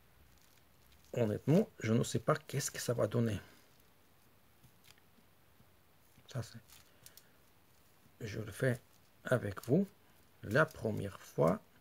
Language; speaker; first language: French; non-native, fluent; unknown